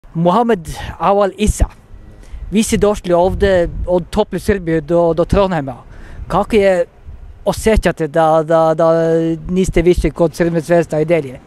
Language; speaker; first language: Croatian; non-native, learner; Norwegian